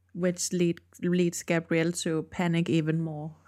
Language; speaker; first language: English; non-native, fluent; Danish